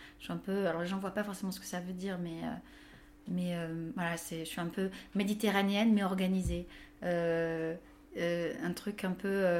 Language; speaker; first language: French; native; French